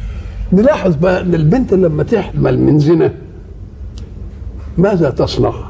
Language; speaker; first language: Arabic; native; Arabic